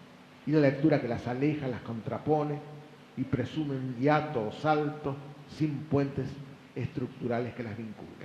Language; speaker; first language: Spanish; native; Spanish